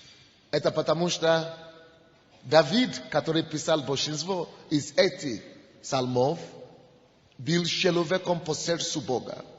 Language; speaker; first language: Russian; non-native, fluent; Yoruba